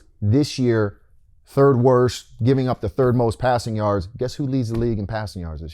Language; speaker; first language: English; native; English